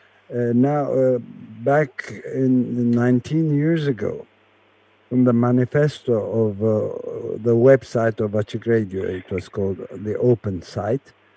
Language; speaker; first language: English; non-native, fluent; Turkish